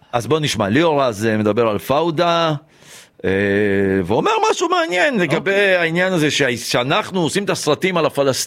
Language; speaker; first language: Hebrew; native; Hebrew